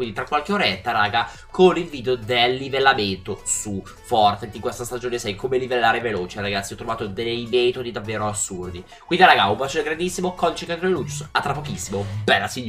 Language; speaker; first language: Italian; native; Italian